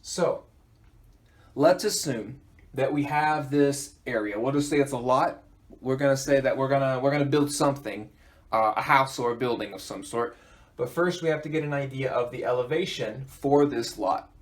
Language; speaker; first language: English; native; English